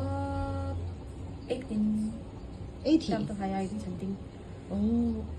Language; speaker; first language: Chinese; non-native, learner; Indonesian